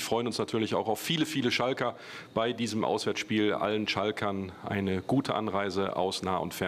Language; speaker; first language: German; native; German